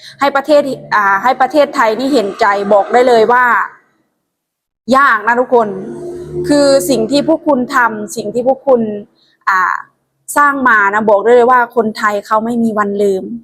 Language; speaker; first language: Thai; non-native, local second language; Lao